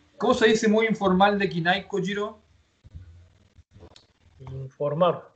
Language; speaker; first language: Japanese; non-native, fluent; Spanish